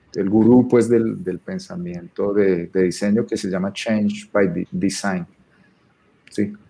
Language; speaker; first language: Spanish; native; Spanish